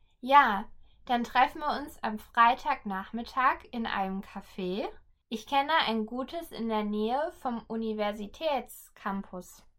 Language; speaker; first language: German; native; German